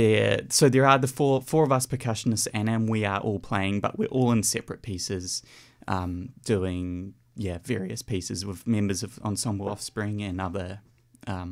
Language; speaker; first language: English; native; English